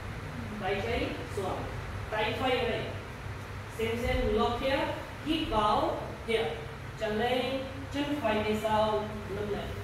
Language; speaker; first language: Vietnamese; non-native, learner; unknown